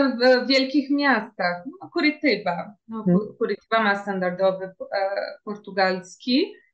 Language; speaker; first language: Polish; early bilingual, heritage; Portuguese